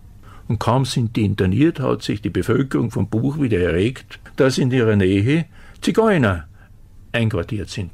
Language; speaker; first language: German; native; German